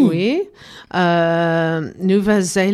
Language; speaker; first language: French; non-native, learner; English